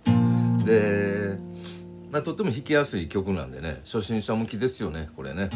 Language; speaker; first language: Japanese; native; Japanese